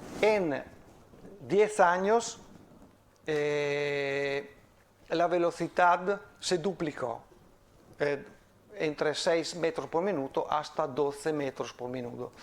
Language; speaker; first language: Spanish; non-native, fluent; Italian